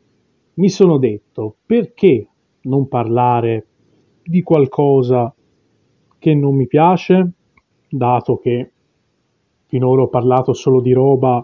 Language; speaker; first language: Italian; native; Italian